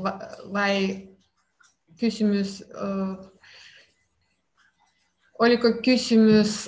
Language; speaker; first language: Finnish; non-native, learner; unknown